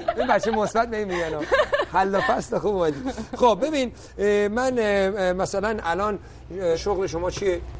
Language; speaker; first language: Persian; early bilingual, heritage; Persian